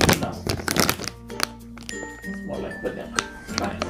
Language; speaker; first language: English; non-native, fluent; Romanian